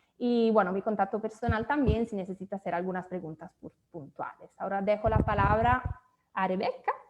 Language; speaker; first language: Spanish; native; Spanish